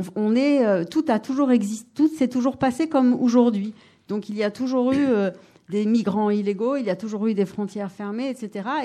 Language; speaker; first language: French; native; French